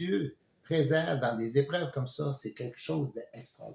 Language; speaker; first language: French; native; French